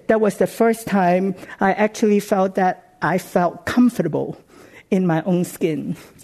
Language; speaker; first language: English; non-native, local second language; Cantonese